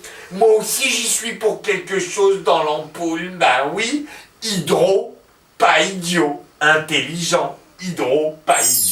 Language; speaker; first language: French; native; French